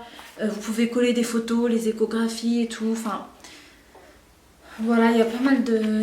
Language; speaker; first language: French; native; French